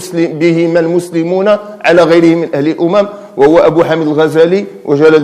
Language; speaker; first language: Arabic; native; Arabic